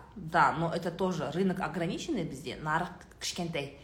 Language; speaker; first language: Russian; non-native, local second language; Kazakh